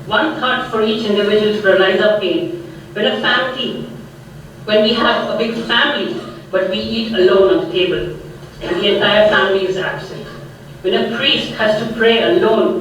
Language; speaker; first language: English; non-native, local second language; Punjabi